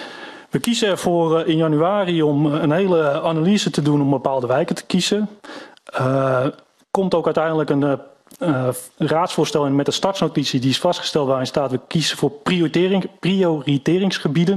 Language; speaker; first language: Dutch; native; Dutch